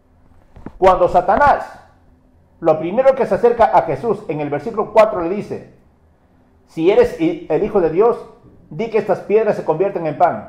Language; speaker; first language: Spanish; native; Spanish